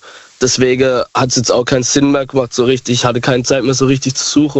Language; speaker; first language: German; native; German